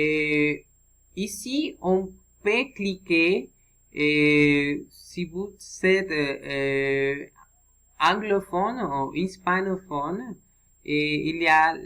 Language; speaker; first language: French; non-native, learner; Spanish